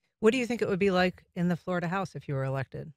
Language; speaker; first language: English; native; English